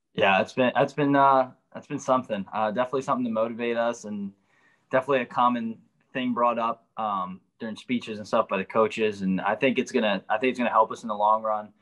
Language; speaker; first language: English; native; English